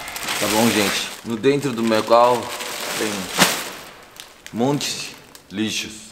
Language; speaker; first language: Portuguese; non-native, learner; Korean